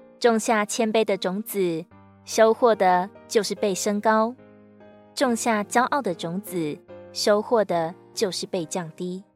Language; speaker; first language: Chinese; native; Chinese